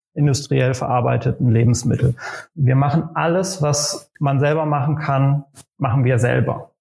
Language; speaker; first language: German; native; German